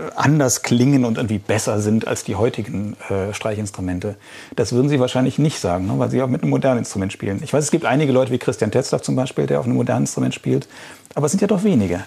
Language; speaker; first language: German; native; German